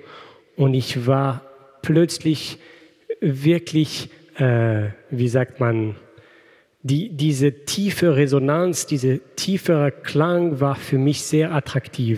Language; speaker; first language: German; non-native, fluent; French